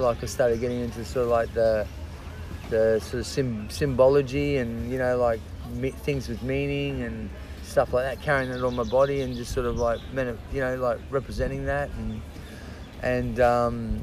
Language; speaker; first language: English; native; English